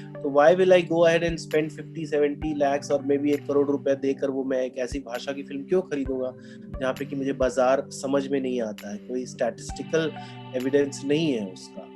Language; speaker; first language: Hindi; non-native, local second language; Bhojpuri